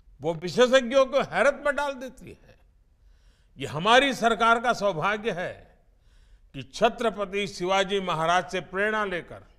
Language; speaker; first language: Hindi; non-native, local second language; Gujarati